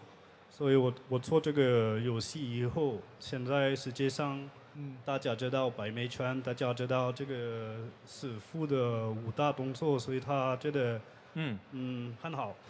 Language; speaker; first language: Chinese; non-native, learner; French